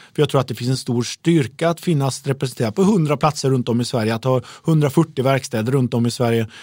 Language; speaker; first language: Swedish; native; Swedish